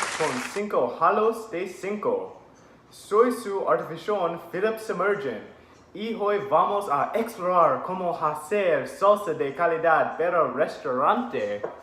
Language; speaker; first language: Spanish; non-native, learner; English